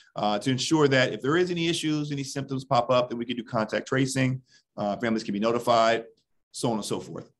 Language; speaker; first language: English; native; English